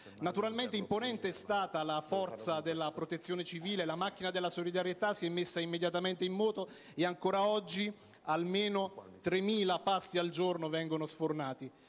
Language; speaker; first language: Italian; native; Italian